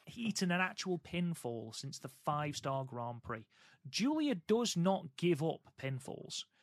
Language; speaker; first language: English; native; English